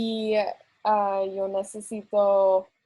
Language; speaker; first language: Spanish; non-native, learner; English